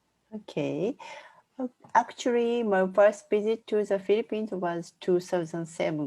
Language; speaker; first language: English; non-native, fluent; Japanese